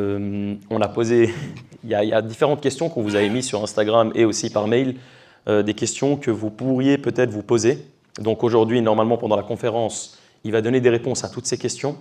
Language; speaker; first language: French; native; French